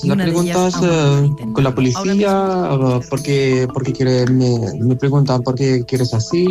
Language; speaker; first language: Spanish; non-native, learner; Arabic